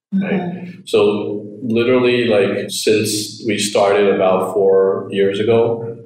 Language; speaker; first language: English; early bilingual, other home language; Chinese